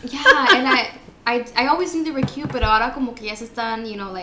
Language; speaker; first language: English; early bilingual, other home language; Spanish